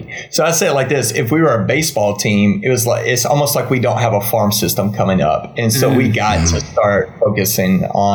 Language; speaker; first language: English; native; English